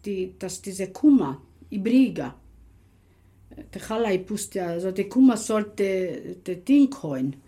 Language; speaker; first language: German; non-native, local second language; Romany